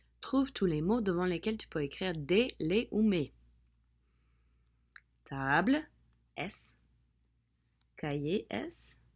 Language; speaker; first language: French; non-native, fluent; English